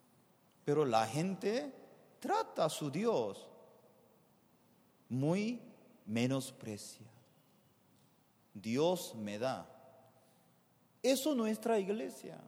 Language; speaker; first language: Spanish; non-native, fluent; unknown